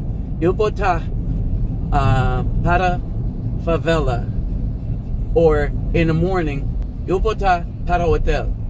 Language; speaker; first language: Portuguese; non-native, learner; English